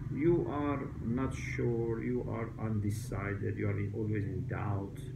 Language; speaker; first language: English; non-native, fluent; Persian